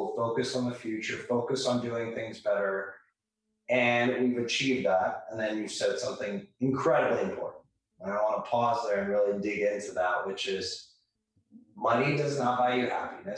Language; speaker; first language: English; native; English